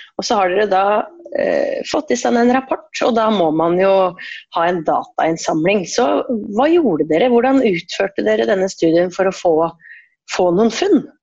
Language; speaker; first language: Norwegian; native; Norwegian